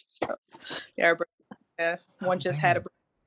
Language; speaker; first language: English; native; English